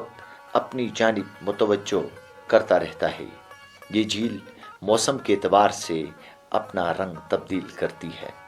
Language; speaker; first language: Urdu; native; Urdu